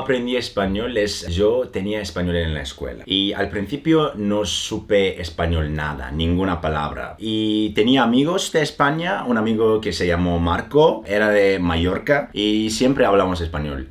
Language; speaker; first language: Spanish; non-native, learner; German